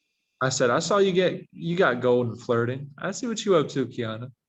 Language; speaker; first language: English; native; English